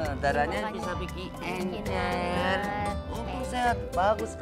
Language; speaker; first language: Indonesian; non-native, learner; Japanese